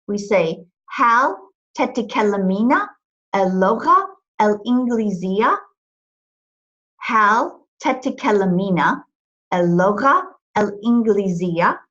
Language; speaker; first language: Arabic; non-native, fluent; English